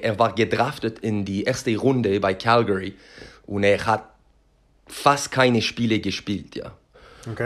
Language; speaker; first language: German; non-native, learner; French